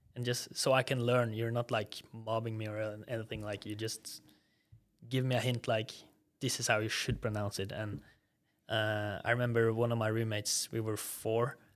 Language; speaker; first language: English; non-native, fluent; Norwegian